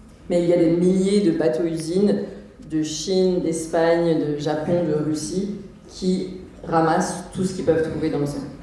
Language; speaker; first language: French; native; French